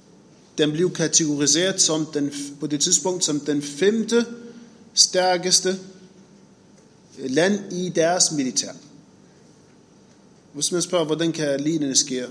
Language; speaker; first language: Danish; non-native, fluent; Arabic